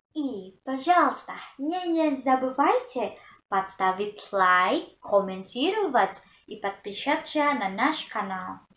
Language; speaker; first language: Russian; non-native, learner; Indonesian